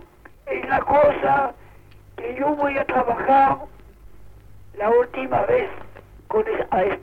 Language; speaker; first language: Spanish; non-native, local second language; Catalan